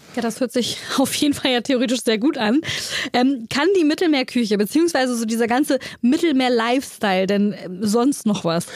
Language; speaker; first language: German; native; German